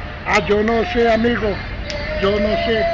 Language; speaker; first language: Spanish; native; Spanish